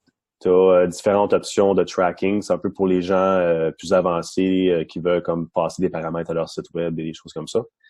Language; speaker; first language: French; non-native, local second language; English